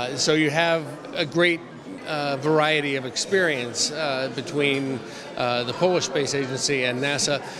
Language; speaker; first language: English; native; English